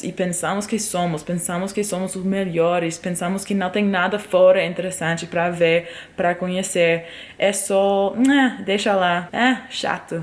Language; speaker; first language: Portuguese; non-native, fluent; English